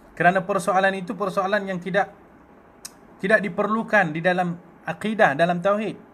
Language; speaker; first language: Malay; native; Malay